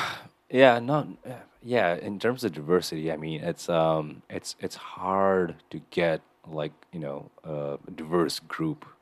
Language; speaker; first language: English; non-native, local second language; Nepali